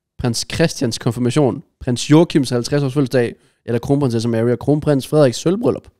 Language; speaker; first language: Danish; early bilingual, other home language; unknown